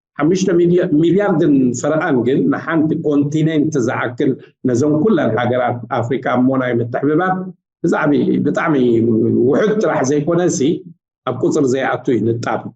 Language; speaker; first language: Tigrinya; native; Tigrinya